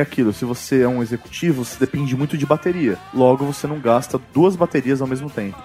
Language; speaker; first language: Portuguese; native; Portuguese